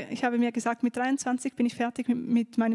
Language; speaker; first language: German; native; German